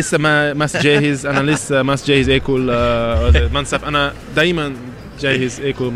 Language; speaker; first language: Arabic; non-native, learner; Japanese